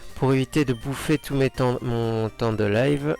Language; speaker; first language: French; native; French